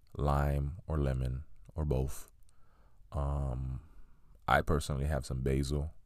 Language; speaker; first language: English; early bilingual, other home language; Haitian Creole